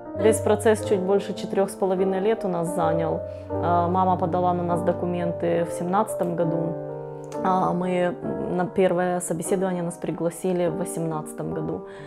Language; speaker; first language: Russian; native; Russian